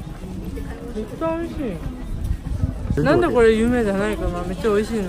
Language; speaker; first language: Japanese; non-native, learner; Korean